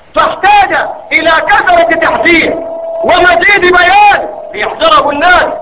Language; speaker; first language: Arabic; native; Arabic